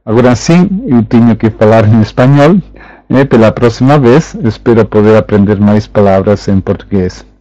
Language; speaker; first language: Portuguese; non-native, learner; Spanish